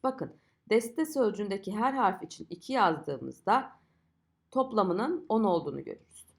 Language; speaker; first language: Turkish; native; Turkish